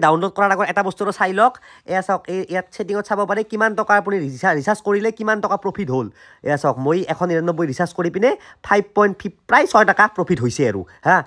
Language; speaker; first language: Assamese; native; Assamese